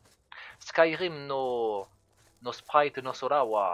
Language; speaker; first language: Japanese; non-native, learner; French